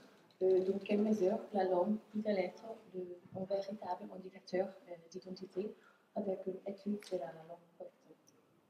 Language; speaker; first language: French; non-native, fluent; English